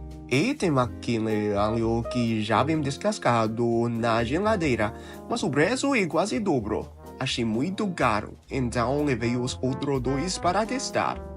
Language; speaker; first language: Portuguese; non-native, learner; Chinese